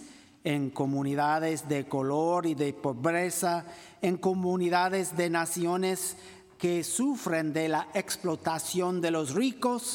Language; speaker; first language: Spanish; non-native, fluent; English